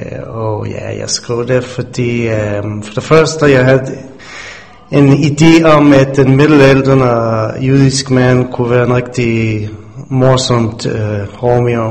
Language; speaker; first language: Danish; non-native, fluent; English